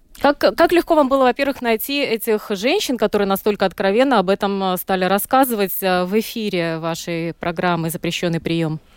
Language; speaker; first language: Russian; native; Russian